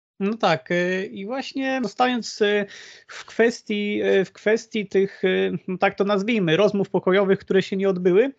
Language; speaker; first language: Polish; native; Polish